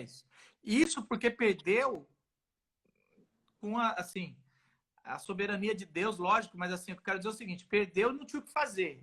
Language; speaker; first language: Portuguese; native; Portuguese